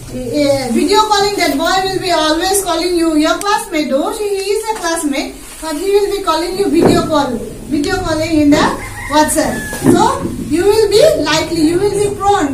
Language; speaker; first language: English; non-native, local second language; Assamese